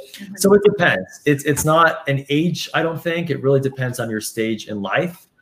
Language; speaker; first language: English; early bilingual, other home language; Spanish